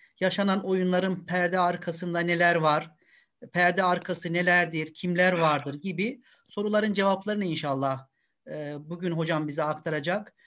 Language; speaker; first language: Turkish; native; Turkish